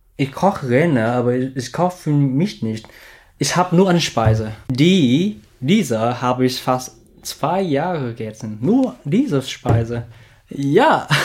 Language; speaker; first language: German; non-native, learner; Vietnamese